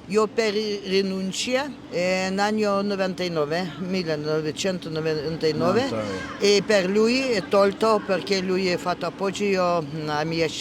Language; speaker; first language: Italian; non-native, learner; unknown